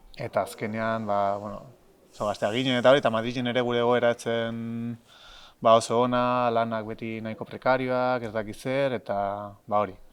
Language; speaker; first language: Basque; non-native, local second language; Spanish